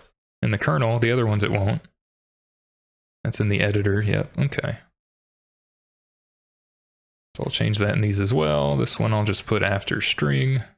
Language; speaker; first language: English; native; English